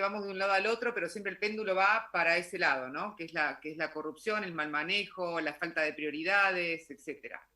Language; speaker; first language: Spanish; native; Spanish